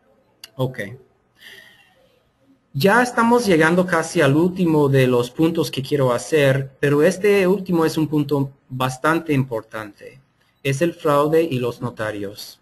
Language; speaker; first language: Spanish; non-native, fluent; English